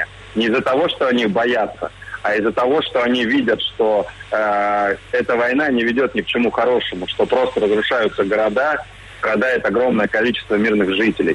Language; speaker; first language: Russian; native; Russian